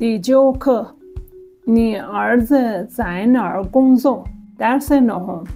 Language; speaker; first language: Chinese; non-native, fluent; Persian